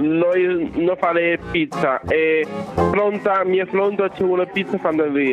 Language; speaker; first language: Italian; non-native, learner; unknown